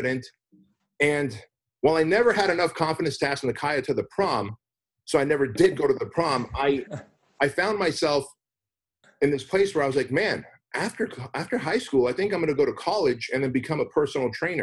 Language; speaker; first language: English; early bilingual, other home language; Armenian